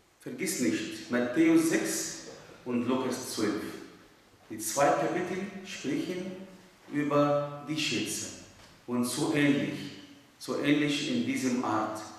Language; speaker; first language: German; non-native, fluent; Arabic